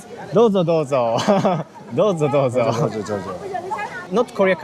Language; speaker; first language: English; non-native, learner; Japanese